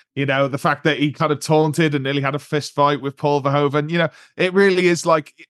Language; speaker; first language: English; native; English